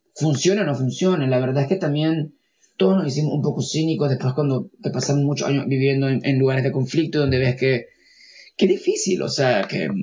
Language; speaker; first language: Spanish; native; Spanish